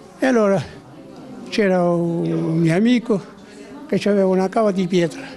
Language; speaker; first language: Italian; native; Italian